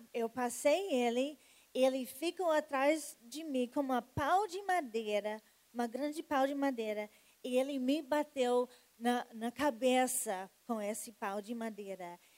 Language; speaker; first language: Portuguese; non-native, fluent; English